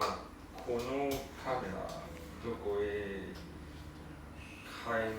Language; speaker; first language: Japanese; non-native, learner; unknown